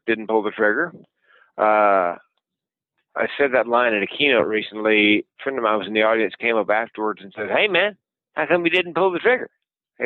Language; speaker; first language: English; native; English